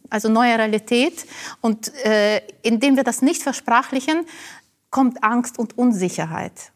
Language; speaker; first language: German; non-native, fluent; Ukrainian